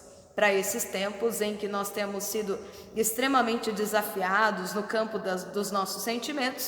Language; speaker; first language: Portuguese; native; Portuguese